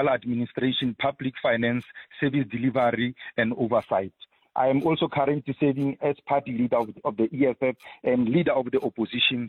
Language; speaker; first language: English; non-native, local second language; Tswana